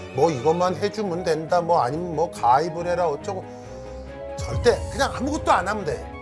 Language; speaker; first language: Korean; native; Korean